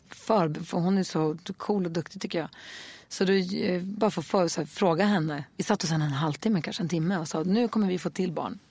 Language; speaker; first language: Swedish; native; Swedish